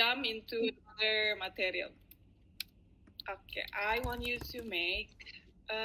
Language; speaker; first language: English; non-native, fluent; Indonesian